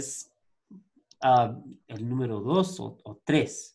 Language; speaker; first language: Spanish; non-native, learner; Portuguese